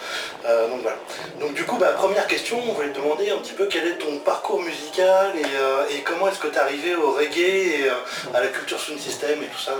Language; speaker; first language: French; native; French